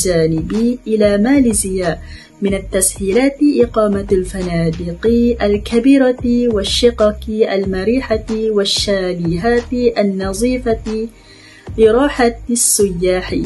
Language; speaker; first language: Arabic; non-native, learner; Malay